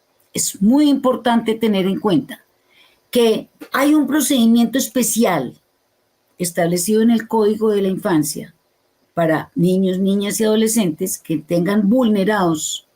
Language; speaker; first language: Spanish; native; Spanish